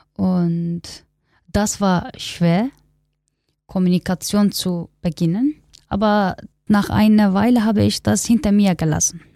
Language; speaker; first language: German; non-native, learner; Kurdish